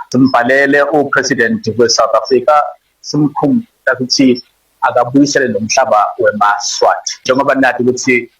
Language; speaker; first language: Zulu; non-native, local second language; Swati